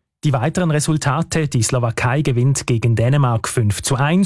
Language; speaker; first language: German; native; German